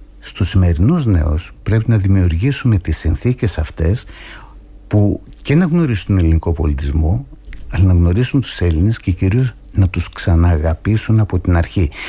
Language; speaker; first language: Greek; native; Greek